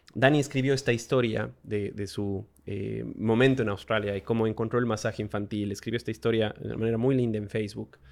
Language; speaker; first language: Spanish; native; Spanish